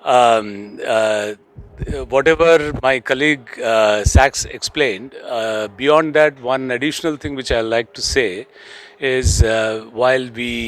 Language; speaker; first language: English; non-native, local second language; Tamil